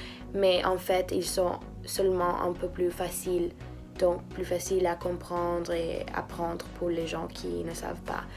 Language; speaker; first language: French; non-native, fluent; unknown